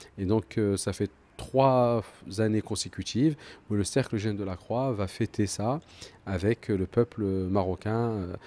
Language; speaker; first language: French; early bilingual, other home language; Arabic